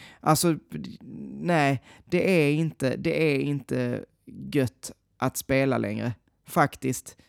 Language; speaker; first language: Swedish; native; Swedish